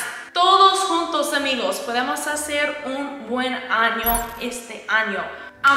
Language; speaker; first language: Spanish; non-native, learner; English